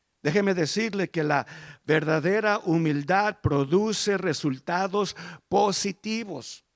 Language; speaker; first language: Spanish; early bilingual, heritage; Spanish